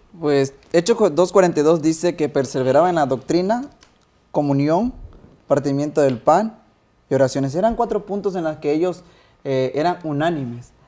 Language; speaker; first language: Spanish; native; Spanish